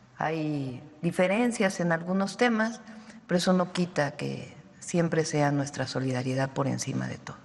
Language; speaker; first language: Spanish; native; Spanish